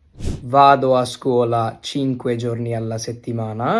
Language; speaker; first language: Italian; non-native, learner; Bangla